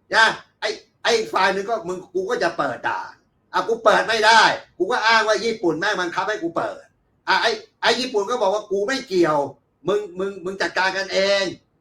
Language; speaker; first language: Thai; native; Thai